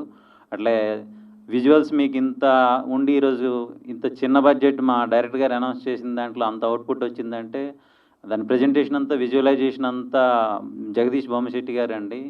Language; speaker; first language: Telugu; native; Telugu